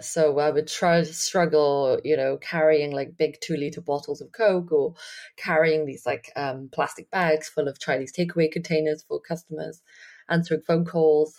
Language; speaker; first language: English; native; English